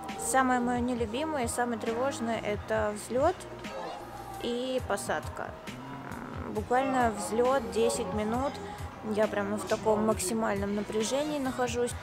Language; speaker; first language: Russian; native; Russian